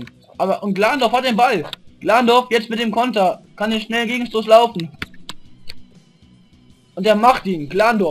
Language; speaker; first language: German; native; German